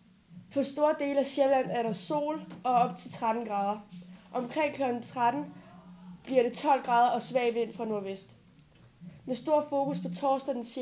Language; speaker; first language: Danish; native; Danish